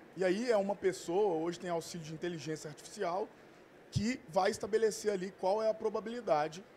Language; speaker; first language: Portuguese; native; Portuguese